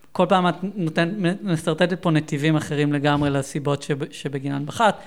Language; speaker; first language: Hebrew; native; Hebrew